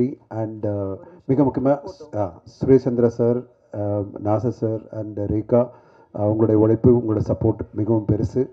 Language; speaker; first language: Tamil; native; Tamil